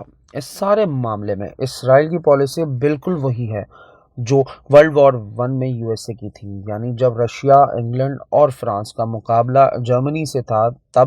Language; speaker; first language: Urdu; native; Urdu